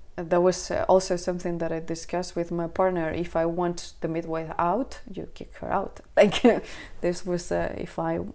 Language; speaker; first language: English; non-native, fluent; Spanish